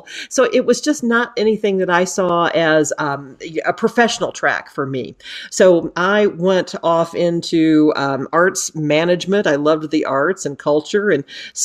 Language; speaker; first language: English; native; English